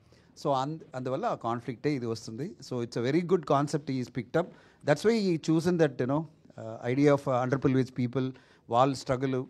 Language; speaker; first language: Telugu; non-native, fluent; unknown